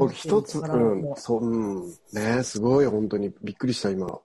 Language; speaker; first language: Japanese; native; Japanese